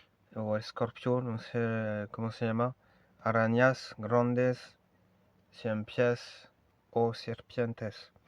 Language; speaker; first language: Spanish; non-native, learner; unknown